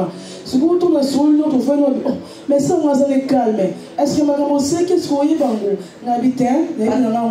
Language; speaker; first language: French; non-native, local second language; Lingala